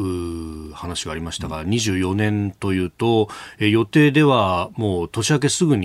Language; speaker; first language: Japanese; native; Japanese